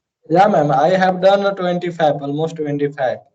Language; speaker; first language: English; non-native, learner; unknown